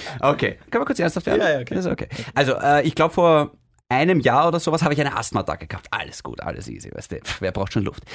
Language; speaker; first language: German; native; German